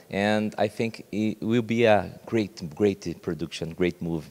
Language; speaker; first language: English; non-native, learner; Portuguese